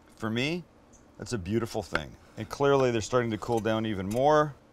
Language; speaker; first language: English; native; English